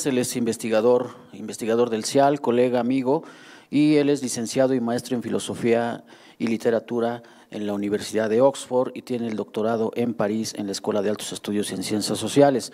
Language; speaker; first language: Spanish; native; Spanish